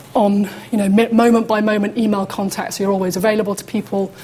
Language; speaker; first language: English; native; English